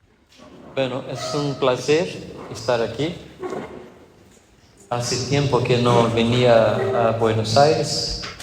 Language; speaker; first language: Spanish; non-native, fluent; Portuguese